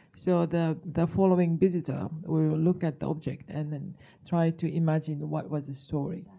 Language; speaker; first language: English; non-native, fluent; Japanese